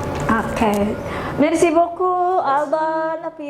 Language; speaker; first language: French; non-native, learner; Indonesian